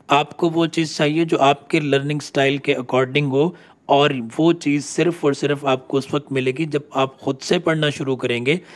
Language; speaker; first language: Urdu; non-native, local second language; Punjabi